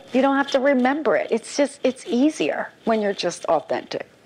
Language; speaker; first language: English; native; English